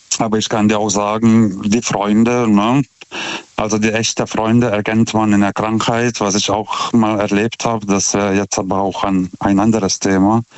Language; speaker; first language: German; non-native, fluent; Lithuanian